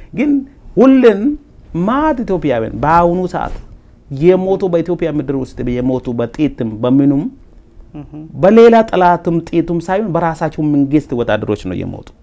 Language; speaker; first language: Amharic; non-native, local second language; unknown